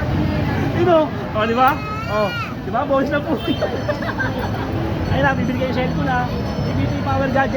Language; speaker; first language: Filipino; native; Filipino